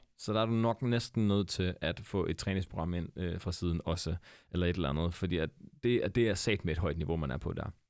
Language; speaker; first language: Danish; native; Danish